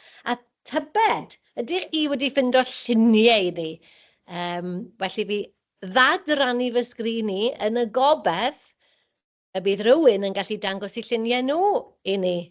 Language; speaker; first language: Welsh; native; Welsh